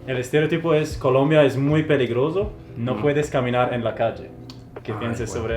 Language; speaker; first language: Spanish; non-native, fluent; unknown